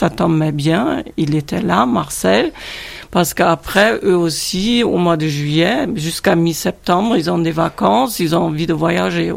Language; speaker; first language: French; non-native, fluent; German